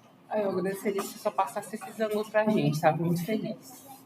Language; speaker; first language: Portuguese; native; Portuguese